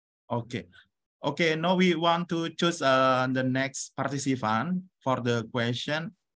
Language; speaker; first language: English; non-native, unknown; Indonesian